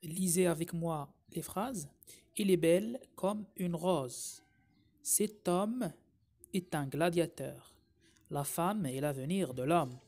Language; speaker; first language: French; non-native, local second language; Arabic